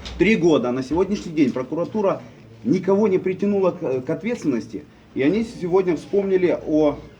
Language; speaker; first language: Russian; native; Russian